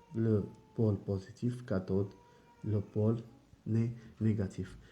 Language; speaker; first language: French; non-native, local second language; Arabic